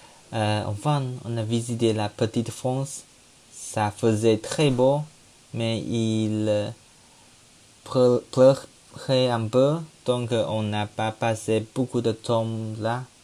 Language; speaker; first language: French; non-native, learner; Chinese